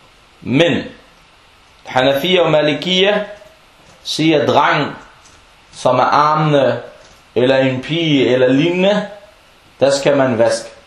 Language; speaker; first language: Danish; non-native, local second language; Arabic